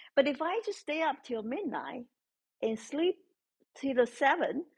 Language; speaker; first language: English; non-native, fluent; Chinese